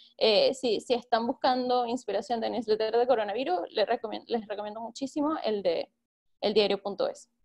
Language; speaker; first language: Spanish; native; Spanish